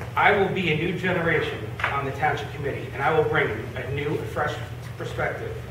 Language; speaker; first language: English; native; English